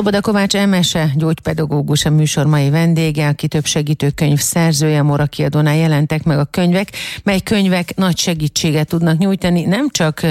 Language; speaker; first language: Hungarian; native; Hungarian